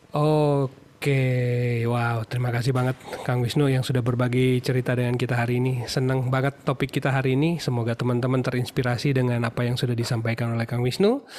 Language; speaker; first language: Indonesian; native; Indonesian